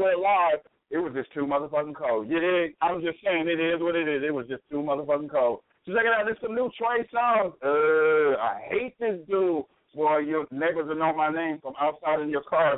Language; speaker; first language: English; native; English